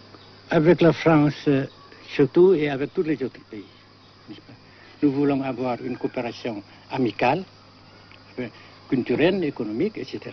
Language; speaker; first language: French; non-native, local second language; Vietnamese